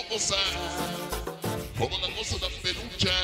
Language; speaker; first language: Spanish; native; Spanish